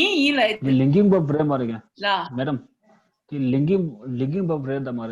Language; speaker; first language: English; non-native, learner; Tibetan